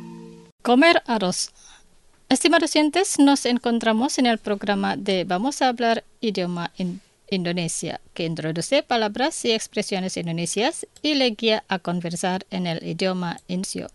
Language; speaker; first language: Spanish; non-native, learner; Indonesian